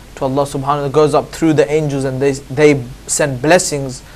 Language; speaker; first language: English; native; English